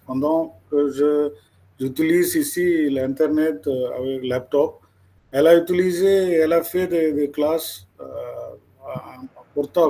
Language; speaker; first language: French; non-native, fluent; Malayalam